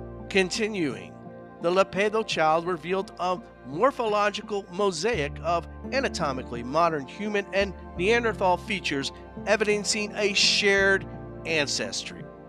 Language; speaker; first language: English; native; English